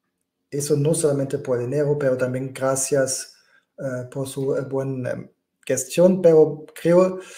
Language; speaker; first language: Spanish; non-native, fluent; German